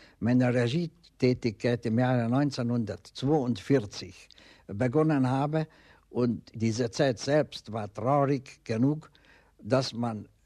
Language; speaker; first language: German; non-native, fluent; Hungarian